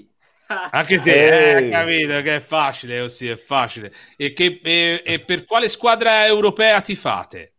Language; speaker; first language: Italian; native; Italian